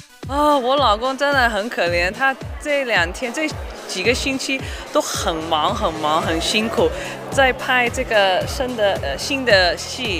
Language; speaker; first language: Chinese; non-native, local second language; Cantonese